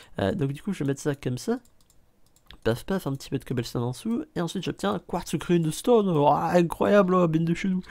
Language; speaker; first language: French; native; French